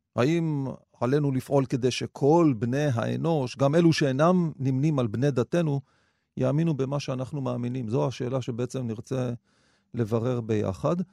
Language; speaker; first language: Hebrew; native; Hebrew